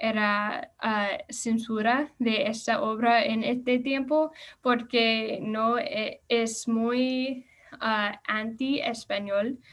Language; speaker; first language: Spanish; non-native, learner; English